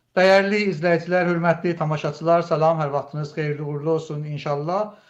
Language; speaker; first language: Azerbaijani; native; Azerbaijani